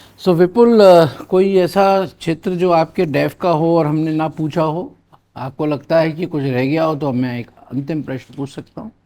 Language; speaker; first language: Hindi; native; Hindi